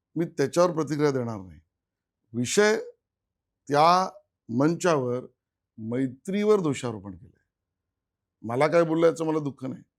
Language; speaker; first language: Marathi; native; Marathi